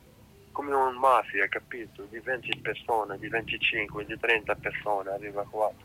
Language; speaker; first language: Italian; non-native, learner; Arabic